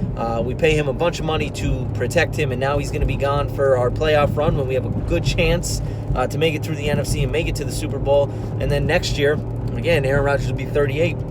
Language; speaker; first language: English; native; English